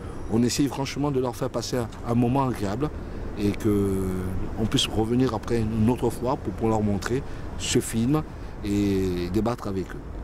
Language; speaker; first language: French; native; French